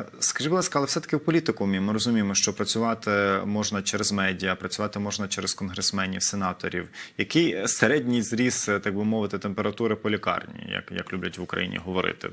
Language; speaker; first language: Ukrainian; native; Ukrainian